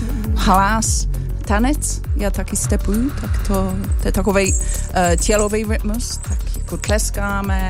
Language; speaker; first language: Czech; non-native, learner; English